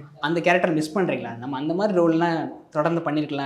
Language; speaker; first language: Tamil; native; Tamil